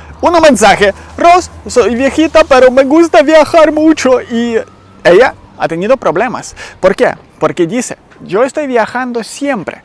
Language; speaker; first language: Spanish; non-native, learner; Ukrainian